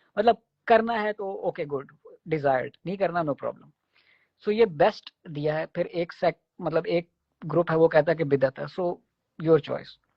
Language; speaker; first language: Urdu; native; Urdu